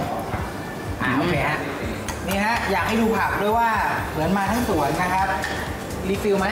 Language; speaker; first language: Thai; native; Thai